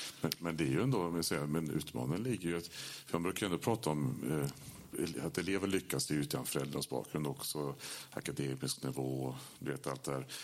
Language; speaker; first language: Swedish; native; Swedish